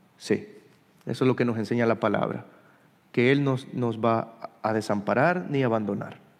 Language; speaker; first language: Spanish; early bilingual, heritage; Spanish